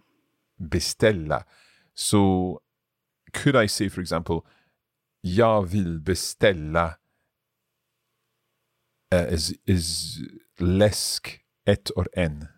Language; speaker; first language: Swedish; non-native, learner; English